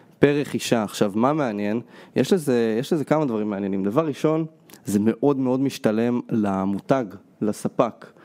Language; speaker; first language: Hebrew; early bilingual, other home language; Russian